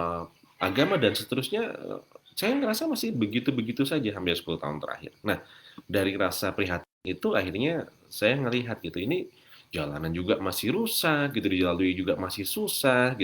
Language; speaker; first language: Indonesian; native; Indonesian